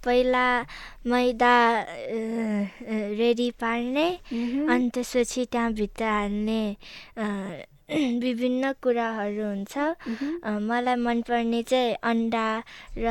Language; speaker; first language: Nepali; early bilingual, other home language; Chinese